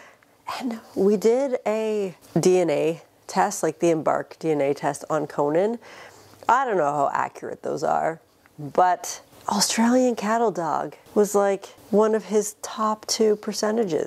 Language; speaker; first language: English; native; English